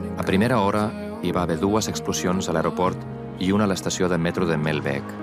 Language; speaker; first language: Catalan; non-native, fluent; Icelandic